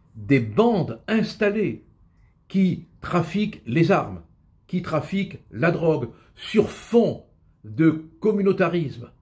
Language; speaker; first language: French; native; French